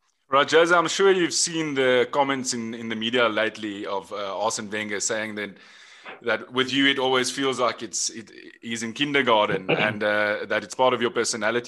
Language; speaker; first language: English; non-native, local second language; Afrikaans